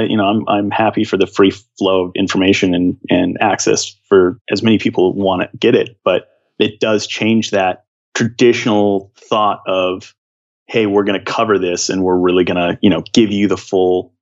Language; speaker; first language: English; native; English